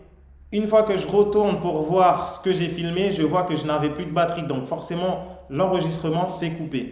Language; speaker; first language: French; native; French